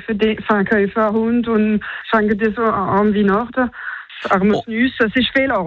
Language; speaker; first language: German; non-native, local second language; French